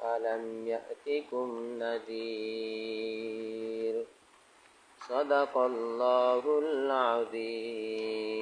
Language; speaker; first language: Arabic; non-native, fluent; Bangla